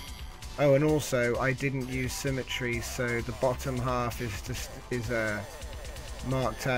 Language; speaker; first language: English; native; English